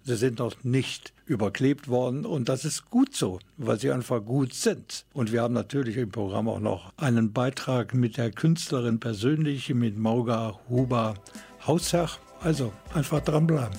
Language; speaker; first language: German; native; German